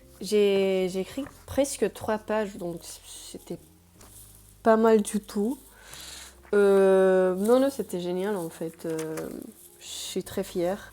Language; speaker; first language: French; non-native, fluent; Spanish